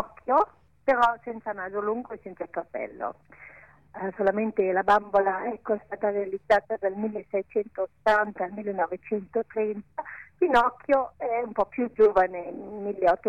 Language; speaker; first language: Italian; non-native, local second language; Ladin